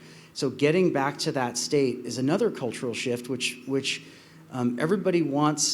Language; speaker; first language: English; native; English